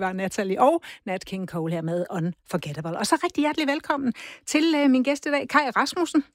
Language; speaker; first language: Danish; native; Danish